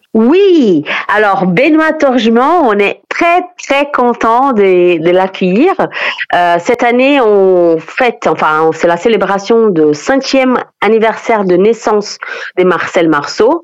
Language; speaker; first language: French; non-native, fluent; Portuguese